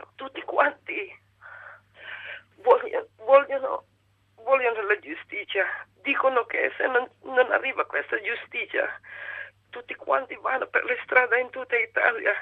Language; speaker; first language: Italian; non-native, fluent; Filipino